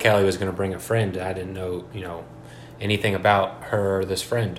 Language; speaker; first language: English; native; English